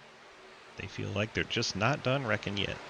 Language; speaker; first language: English; native; English